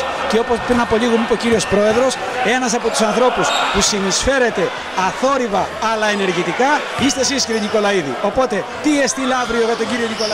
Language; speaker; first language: Greek; native; Greek